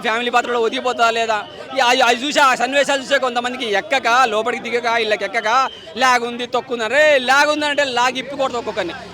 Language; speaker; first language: Telugu; native; Telugu